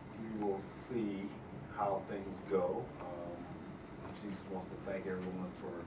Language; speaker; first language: English; native; English